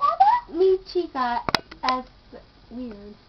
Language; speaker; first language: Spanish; non-native, learner; English